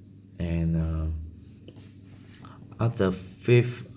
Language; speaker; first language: English; non-native, learner; Vietnamese